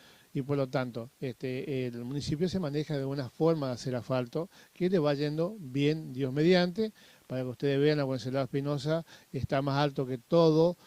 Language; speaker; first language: Spanish; native; Spanish